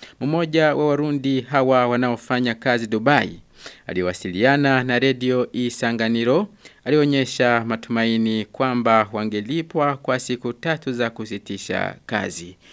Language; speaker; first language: Swahili; non-native, local second language; Rundi